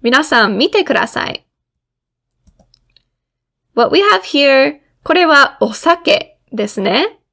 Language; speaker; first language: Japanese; non-native, fluent; English